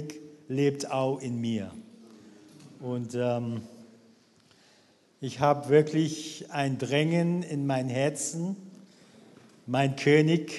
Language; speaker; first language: German; non-native, fluent; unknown